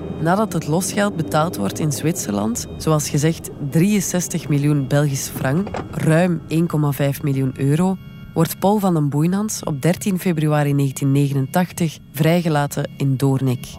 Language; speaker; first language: Dutch; native; Dutch